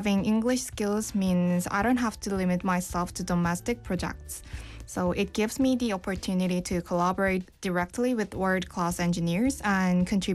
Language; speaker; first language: English; non-native, fluent; Korean